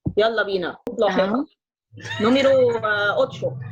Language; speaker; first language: Arabic; native; Arabic